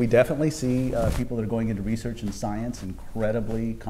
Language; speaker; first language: English; native; English